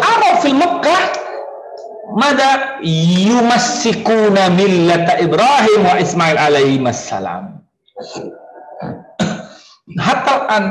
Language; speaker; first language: Arabic; non-native, fluent; Indonesian